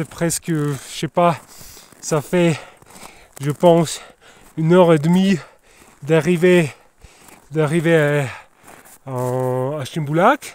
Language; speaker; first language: French; non-native, learner; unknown